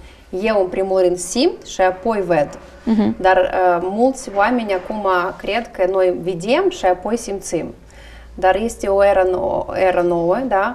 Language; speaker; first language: Romanian; non-native, learner; Russian